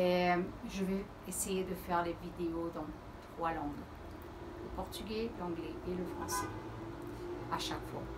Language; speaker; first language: French; early bilingual, heritage; Portuguese